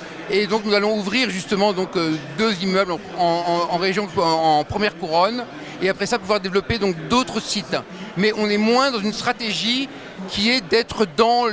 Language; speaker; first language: French; native; French